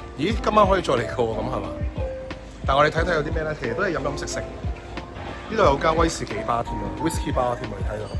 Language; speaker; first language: Cantonese; native; Cantonese